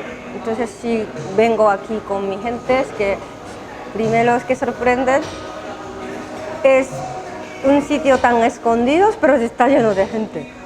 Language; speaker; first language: Spanish; non-native, fluent; Japanese